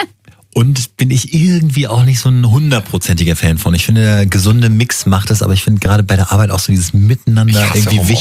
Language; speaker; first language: German; native; German